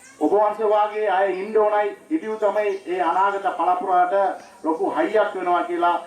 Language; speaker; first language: Sinhala; non-native, local second language; Tamil